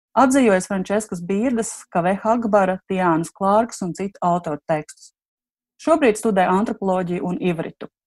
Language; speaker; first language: Latvian; native; Latvian